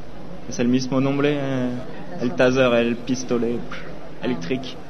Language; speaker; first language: Spanish; non-native, learner; French